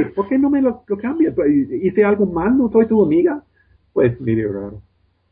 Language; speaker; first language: Spanish; non-native, fluent; English